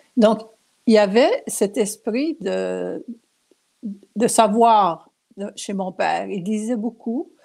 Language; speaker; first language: French; non-native, local second language; Cree